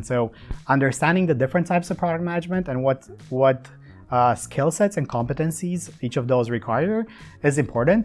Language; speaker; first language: English; non-native, fluent; Romanian